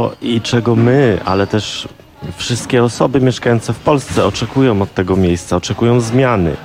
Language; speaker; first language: Polish; native; Polish